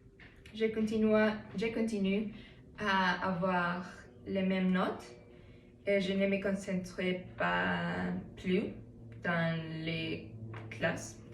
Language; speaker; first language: French; non-native, learner; Spanish